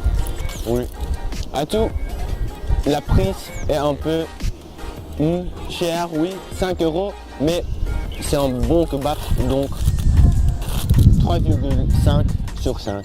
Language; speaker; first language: French; non-native, learner; Dutch